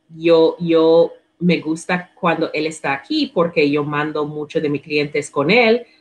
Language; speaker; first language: Spanish; non-native, learner; English